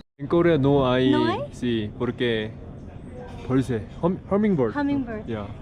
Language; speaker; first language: Spanish; non-native, learner; Korean